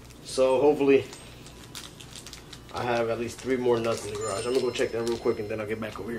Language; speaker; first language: English; native; English